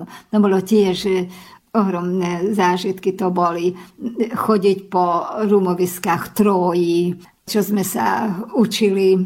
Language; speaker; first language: Slovak; early bilingual, heritage; Slovak